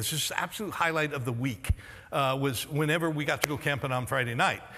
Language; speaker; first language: English; native; English